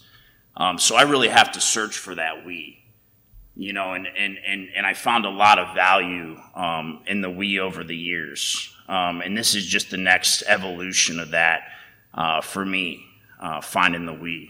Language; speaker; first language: English; native; English